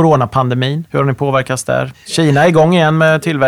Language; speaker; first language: Swedish; native; Swedish